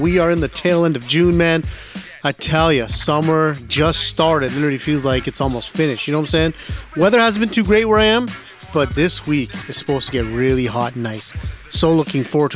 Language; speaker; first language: English; early bilingual, other home language; Punjabi